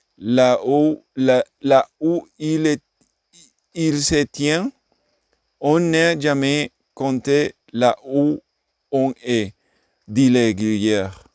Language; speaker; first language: French; non-native, learner; English